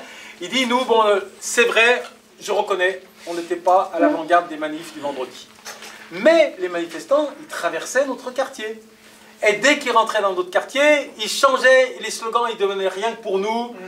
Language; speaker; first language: French; native; French